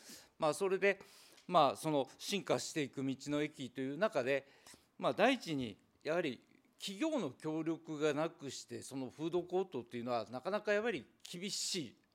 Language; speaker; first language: Japanese; native; Japanese